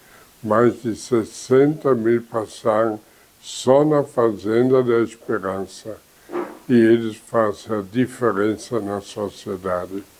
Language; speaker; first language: Portuguese; non-native, fluent; German